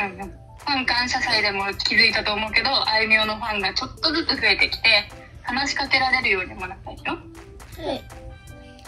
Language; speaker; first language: Japanese; native; Japanese